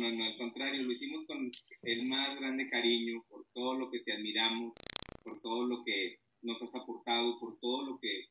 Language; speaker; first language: Spanish; native; Spanish